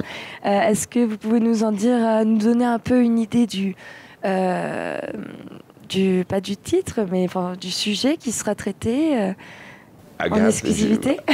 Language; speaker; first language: French; native; French